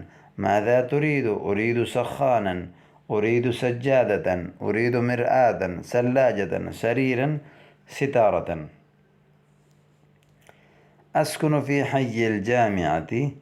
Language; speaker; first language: Arabic; non-native, fluent; Urdu